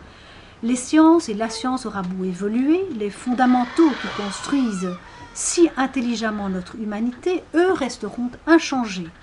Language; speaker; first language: French; native; French